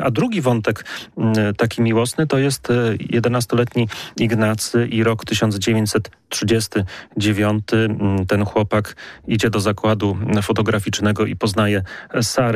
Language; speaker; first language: Polish; native; Polish